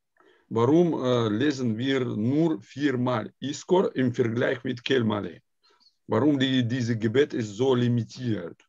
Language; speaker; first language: German; non-native, learner; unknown